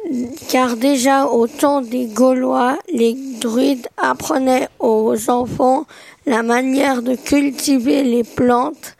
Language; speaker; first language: French; native; French